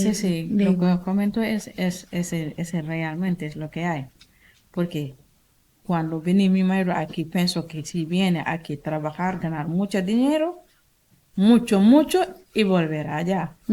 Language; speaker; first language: Spanish; non-native, learner; Wolof